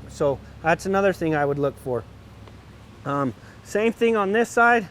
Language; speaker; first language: English; native; English